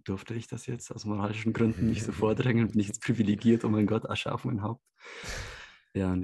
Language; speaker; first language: German; native; German